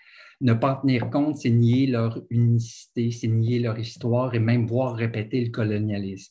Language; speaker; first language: French; native; French